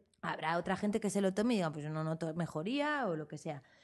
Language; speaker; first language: Spanish; native; Spanish